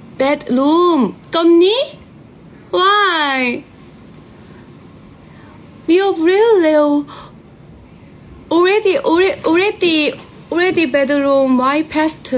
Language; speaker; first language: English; non-native, learner; Korean